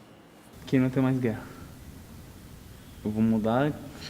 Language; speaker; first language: Portuguese; non-native, learner; Arabic